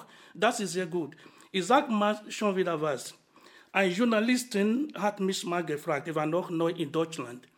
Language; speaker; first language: German; non-native, fluent; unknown